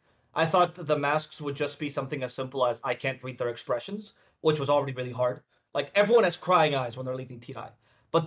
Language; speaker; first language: English; non-native, fluent; Spanish